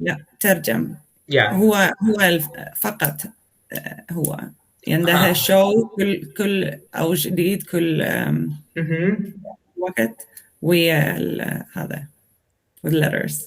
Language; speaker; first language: Arabic; non-native, learner; Swedish